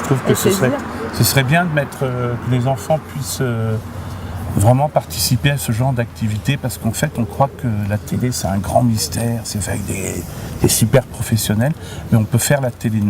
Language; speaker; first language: French; native; French